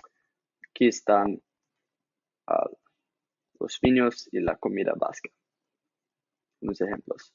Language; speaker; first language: Spanish; non-native, learner; English